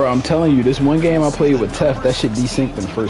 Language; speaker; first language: English; native; English